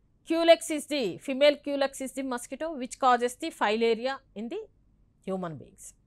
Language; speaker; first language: English; non-native, local second language; Telugu